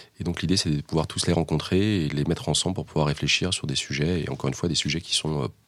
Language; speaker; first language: French; native; French